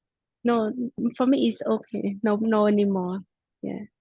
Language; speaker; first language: English; non-native, local second language; Khmer